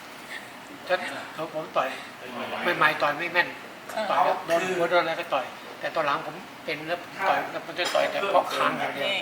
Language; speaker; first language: Thai; native; Thai